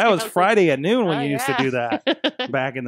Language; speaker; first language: English; native; English